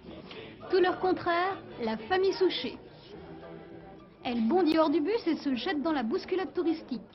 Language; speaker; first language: French; native; French